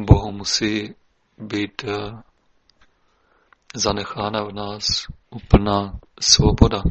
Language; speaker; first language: Czech; native; Czech